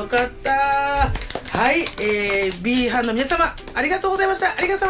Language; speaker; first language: Japanese; native; Japanese